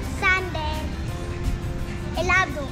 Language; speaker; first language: Spanish; early bilingual, other home language; Filipino